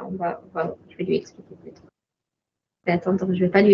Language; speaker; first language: French; native; French